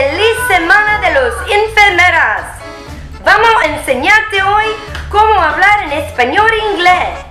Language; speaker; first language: Spanish; early bilingual, heritage; English